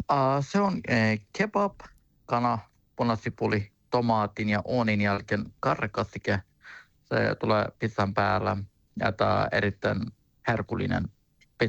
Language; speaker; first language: Finnish; non-native, learner; Turkish